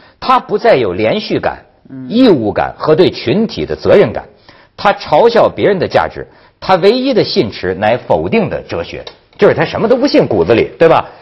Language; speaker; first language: Chinese; native; Chinese